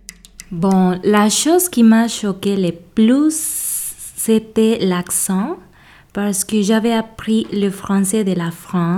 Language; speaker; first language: French; non-native, fluent; Spanish